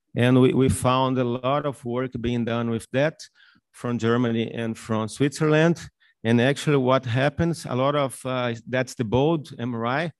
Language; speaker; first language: English; non-native, fluent; Portuguese